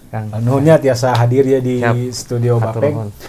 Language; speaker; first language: Indonesian; non-native, local second language; Sundanese